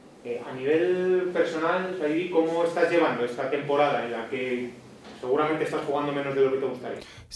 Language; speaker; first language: Spanish; native; Spanish